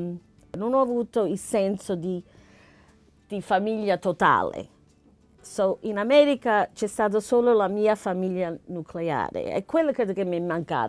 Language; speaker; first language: Italian; early bilingual, heritage; Italian